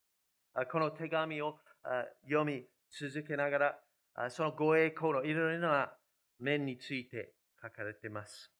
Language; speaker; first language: Japanese; non-native, fluent; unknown